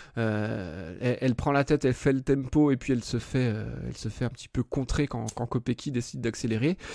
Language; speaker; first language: French; native; French